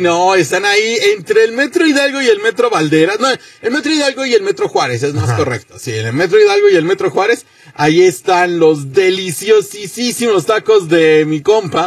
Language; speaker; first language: Spanish; native; Spanish